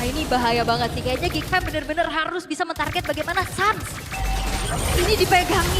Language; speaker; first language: Indonesian; native; Indonesian